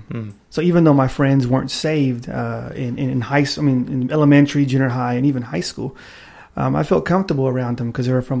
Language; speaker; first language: English; native; English